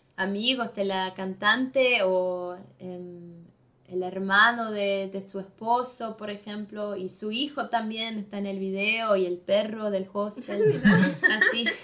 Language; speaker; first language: Spanish; non-native, fluent; Swiss German